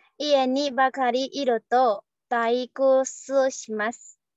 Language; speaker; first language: Japanese; non-native, learner; Burmese